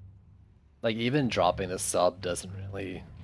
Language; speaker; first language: English; native; English